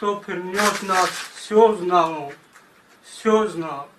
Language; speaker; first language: Russian; non-native, learner; Tajik